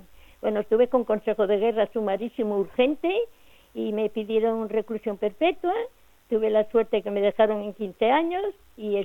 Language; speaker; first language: Spanish; native; Spanish